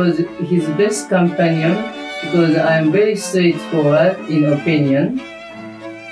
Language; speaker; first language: English; non-native, fluent; Japanese